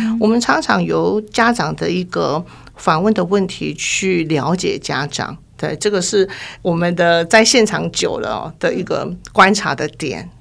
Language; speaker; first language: Chinese; native; Chinese